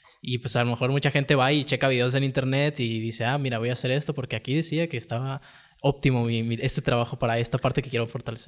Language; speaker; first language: Spanish; native; Spanish